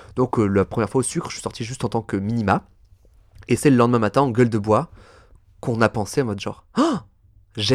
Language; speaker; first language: French; native; French